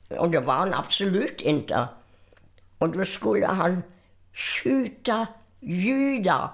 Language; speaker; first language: Swedish; non-native, fluent; German